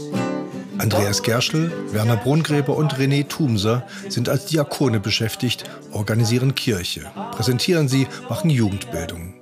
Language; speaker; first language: German; native; German